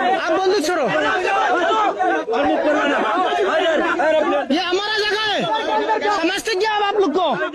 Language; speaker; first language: Hindi; non-native, learner; Bangla